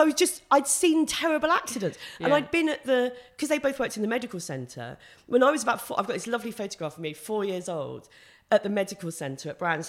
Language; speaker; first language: English; native; English